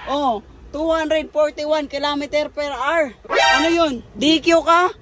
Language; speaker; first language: Filipino; non-native, local second language; Cebuano